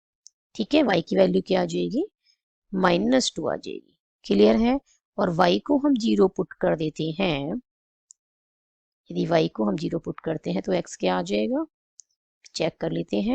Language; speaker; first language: Hindi; native; Hindi